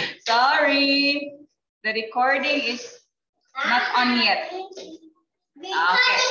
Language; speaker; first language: English; non-native, learner; Indonesian